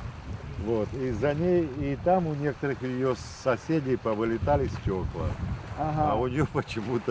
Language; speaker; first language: Russian; native; Russian